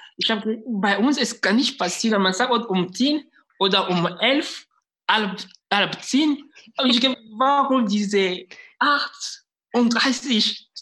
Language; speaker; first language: German; non-native, fluent; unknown